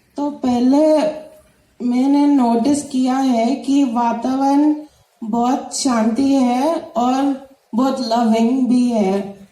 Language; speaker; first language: Hindi; non-native, local second language; Telugu